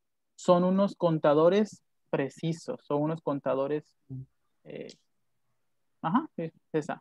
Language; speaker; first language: Spanish; native; Spanish